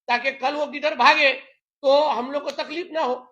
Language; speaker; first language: Hindi; non-native, local second language; Marathi